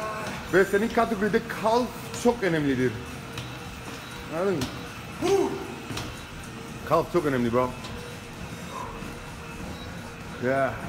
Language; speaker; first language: Turkish; non-native, fluent; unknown